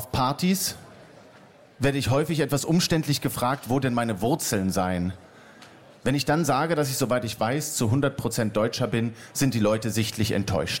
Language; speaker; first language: German; native; German